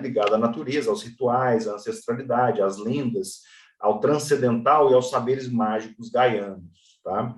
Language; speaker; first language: Portuguese; native; Portuguese